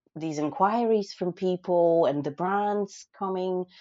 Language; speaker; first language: English; non-native, fluent; Polish